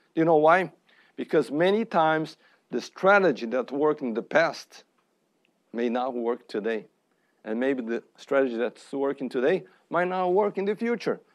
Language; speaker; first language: English; non-native, fluent; Portuguese